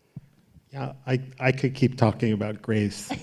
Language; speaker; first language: English; native; English